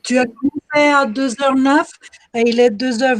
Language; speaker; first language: French; non-native, fluent; Spanish